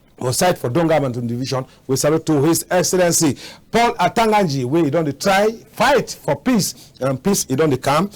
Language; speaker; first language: Nigerian Pidgin; native; Nigerian Pidgin